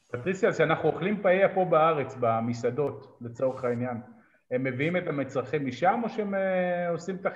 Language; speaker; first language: Hebrew; native; Hebrew